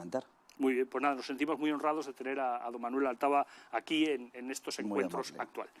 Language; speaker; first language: Spanish; native; Spanish